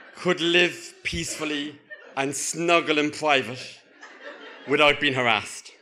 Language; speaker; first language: English; native; English